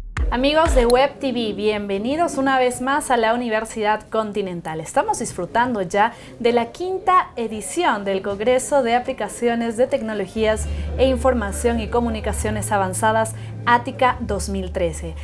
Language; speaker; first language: Spanish; native; Spanish